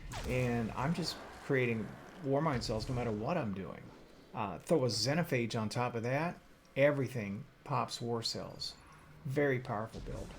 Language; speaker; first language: English; native; English